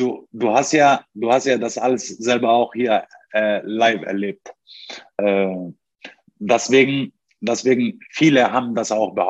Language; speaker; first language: German; non-native, learner; Turkish